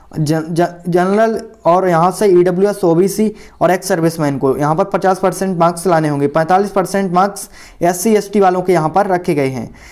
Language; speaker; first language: Hindi; native; Hindi